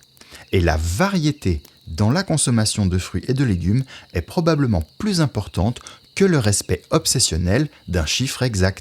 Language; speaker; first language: French; native; French